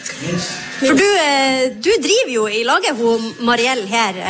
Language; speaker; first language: Norwegian; native; Norwegian